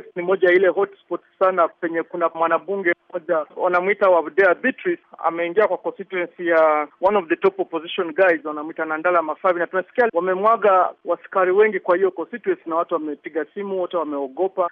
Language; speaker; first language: Swahili; non-native, local second language; Ganda